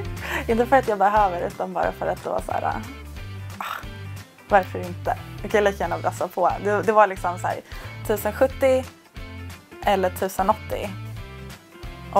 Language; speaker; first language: Swedish; native; Swedish